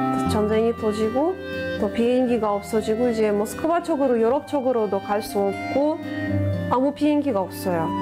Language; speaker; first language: Korean; non-native, fluent; Russian